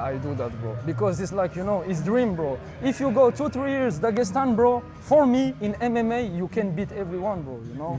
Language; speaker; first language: English; non-native, fluent; Arabic